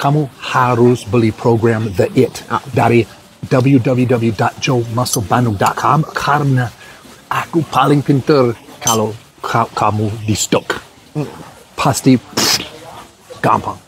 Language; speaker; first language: Indonesian; non-native, fluent; English